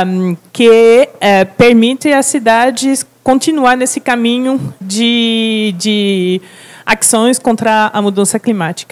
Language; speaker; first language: Portuguese; non-native, fluent; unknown